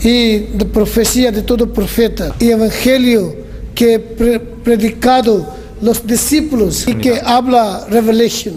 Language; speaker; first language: Spanish; non-native, learner; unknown